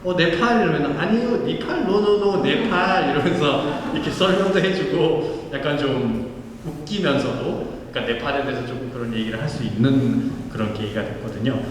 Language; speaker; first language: Korean; non-native, fluent; Nepali